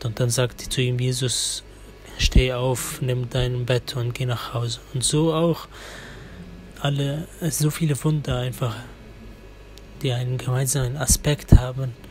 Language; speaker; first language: German; non-native, fluent; Arabic